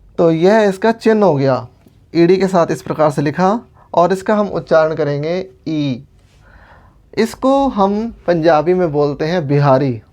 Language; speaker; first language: Hindi; non-native, local second language; Punjabi